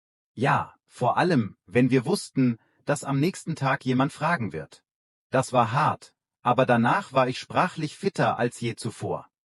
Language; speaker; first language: German; non-native, fluent; Vietnamese